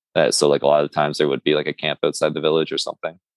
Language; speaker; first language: English; native; English